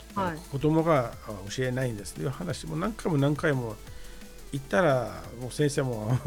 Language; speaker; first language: Japanese; non-native, fluent; Persian